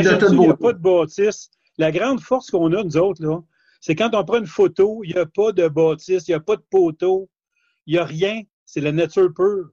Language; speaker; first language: French; native; French